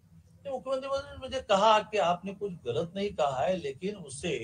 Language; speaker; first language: Hindi; non-native, local second language; Marathi